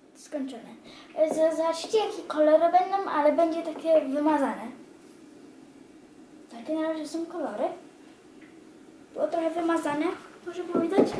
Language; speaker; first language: Polish; early bilingual, heritage; Polish